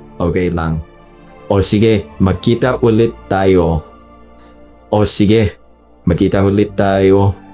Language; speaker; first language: Filipino; non-native, learner; English